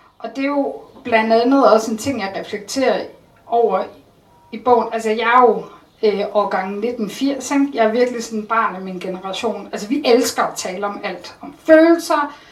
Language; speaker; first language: Danish; early bilingual, other home language; Polish